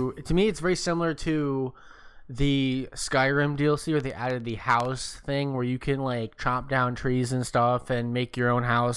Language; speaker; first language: English; native; English